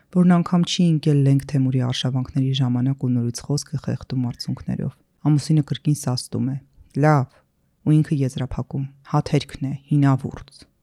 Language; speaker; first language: Armenian; native; Armenian